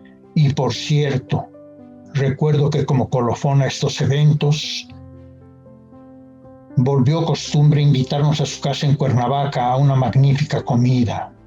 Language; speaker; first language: Spanish; native; Spanish